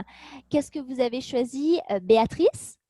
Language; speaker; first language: French; native; French